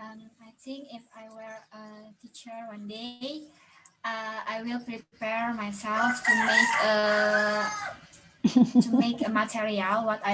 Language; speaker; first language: English; non-native, learner; Indonesian